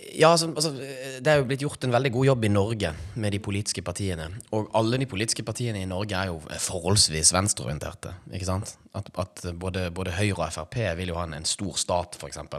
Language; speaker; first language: Norwegian; native; Norwegian